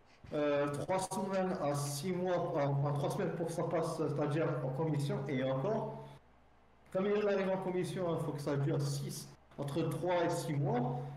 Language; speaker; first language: French; native; French